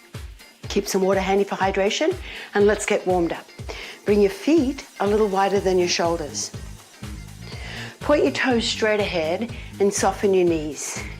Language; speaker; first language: English; native; English